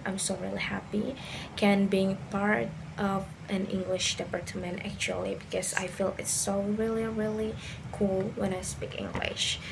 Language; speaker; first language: English; non-native, learner; Indonesian